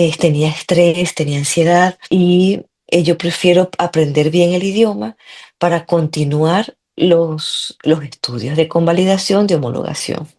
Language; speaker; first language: Spanish; native; Spanish